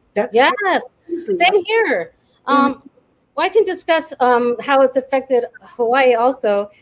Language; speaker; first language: English; native; English